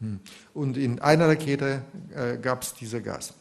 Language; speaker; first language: German; non-native, fluent; Russian